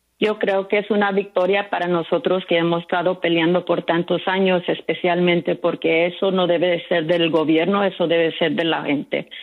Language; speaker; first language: Spanish; early bilingual, heritage; Spanish